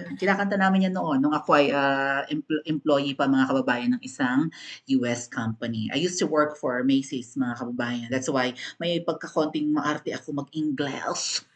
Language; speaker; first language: Filipino; native; Filipino